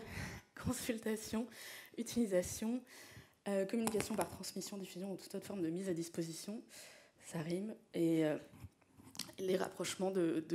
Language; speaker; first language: French; native; French